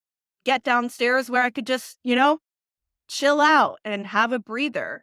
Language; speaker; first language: English; native; English